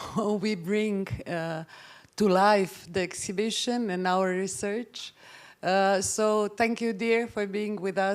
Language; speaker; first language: English; non-native, fluent; Slovenian